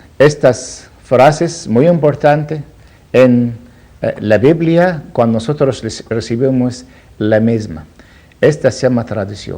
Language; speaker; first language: Spanish; non-native, learner; Arabic